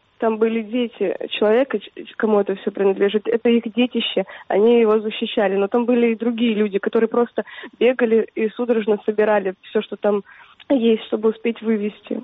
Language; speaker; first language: Russian; native; Russian